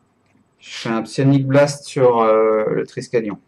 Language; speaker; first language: French; native; French